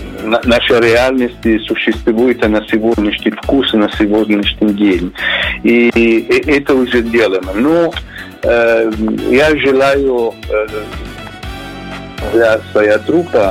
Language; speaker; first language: Russian; non-native, learner; Italian